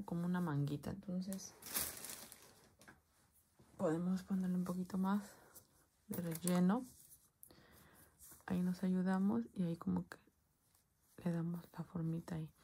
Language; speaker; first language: Spanish; native; Spanish